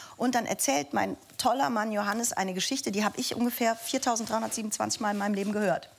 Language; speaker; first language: German; native; German